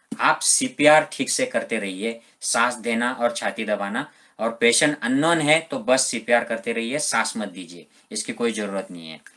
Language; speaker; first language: Hindi; non-native, local second language; Marathi